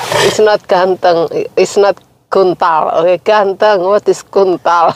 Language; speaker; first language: English; non-native, learner; Indonesian